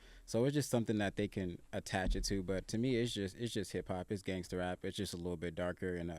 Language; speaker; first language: English; native; English